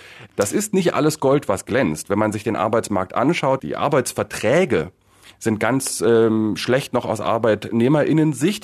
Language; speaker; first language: German; native; German